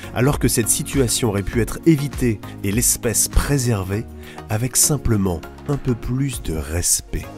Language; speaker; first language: French; native; French